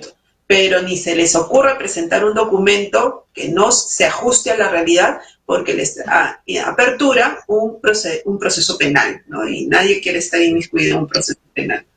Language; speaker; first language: Spanish; native; Spanish